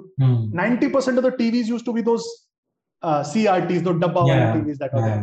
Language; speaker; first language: English; non-native, local second language; Hindi